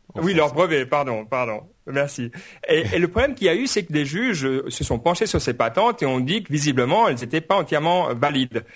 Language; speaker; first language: French; native; French